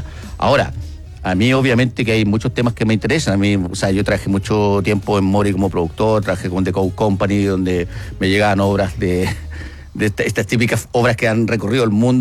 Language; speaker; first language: Spanish; native; Spanish